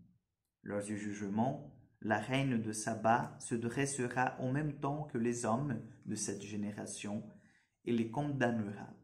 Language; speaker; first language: French; non-native, fluent; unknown